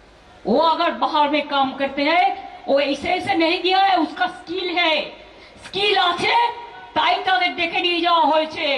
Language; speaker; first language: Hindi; non-native, local second language; Bangla